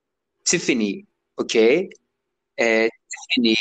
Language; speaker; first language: English; non-native, learner; Turkish